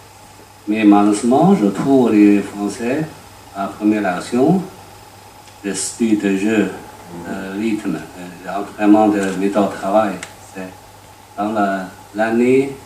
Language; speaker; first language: French; non-native, learner; Chinese